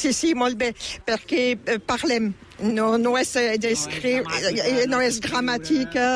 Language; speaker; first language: Catalan; non-native, learner; French